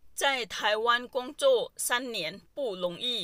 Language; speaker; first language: Chinese; non-native, fluent; Thai